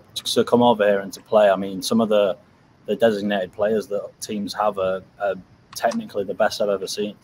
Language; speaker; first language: English; native; English